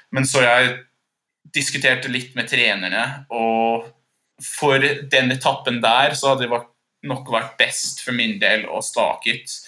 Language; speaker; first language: Norwegian; non-native, fluent; English